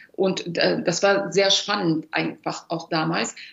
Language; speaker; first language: German; early bilingual, other home language; Persian